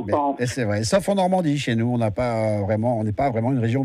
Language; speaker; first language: French; native; French